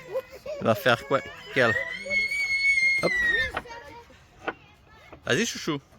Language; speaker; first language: French; native; French